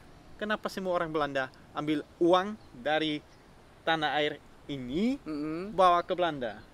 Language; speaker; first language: Indonesian; non-native, fluent; Dutch